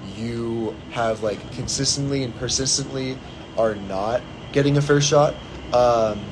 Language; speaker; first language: English; native; English